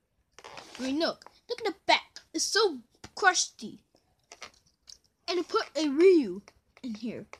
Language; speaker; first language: English; native; English